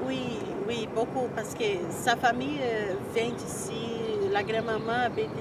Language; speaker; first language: French; non-native, fluent; Portuguese